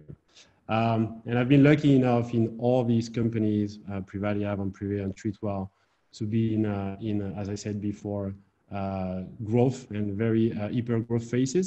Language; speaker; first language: English; non-native, fluent; French